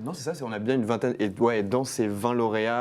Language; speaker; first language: French; native; French